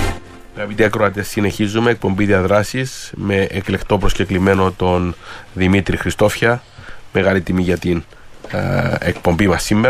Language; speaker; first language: Greek; native; Greek